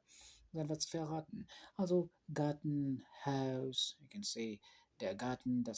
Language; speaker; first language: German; non-native, learner; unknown